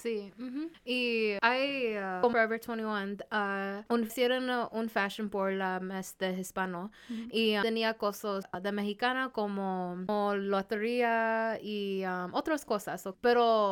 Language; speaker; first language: Spanish; early bilingual, heritage; Spanish